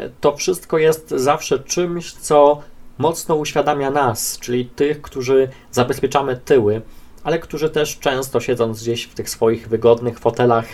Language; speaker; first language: Polish; native; Polish